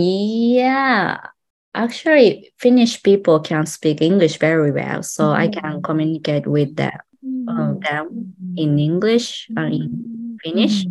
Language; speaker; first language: English; non-native, learner; Japanese